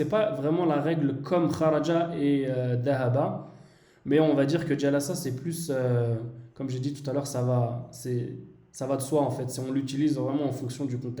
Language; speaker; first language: French; native; French